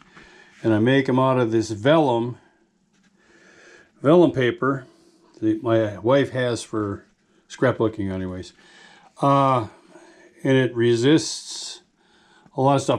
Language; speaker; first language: English; native; English